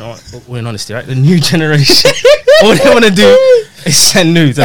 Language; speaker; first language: English; native; English